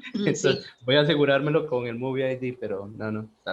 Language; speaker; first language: Spanish; native; Spanish